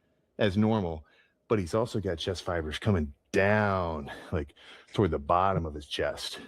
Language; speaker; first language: English; native; English